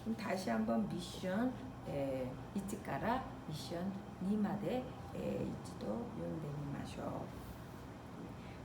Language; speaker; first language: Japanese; non-native, fluent; Korean